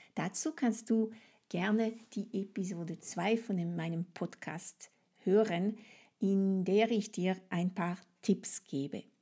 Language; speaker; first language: German; non-native, fluent; French